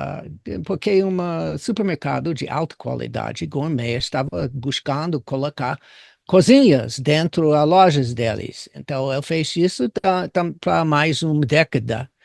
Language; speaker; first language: Portuguese; non-native, fluent; English